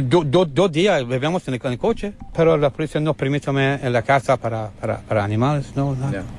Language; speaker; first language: Spanish; non-native, learner; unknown